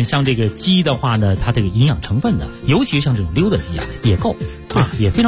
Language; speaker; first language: Chinese; native; Chinese